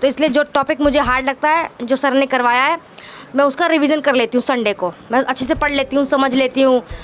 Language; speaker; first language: Hindi; native; Hindi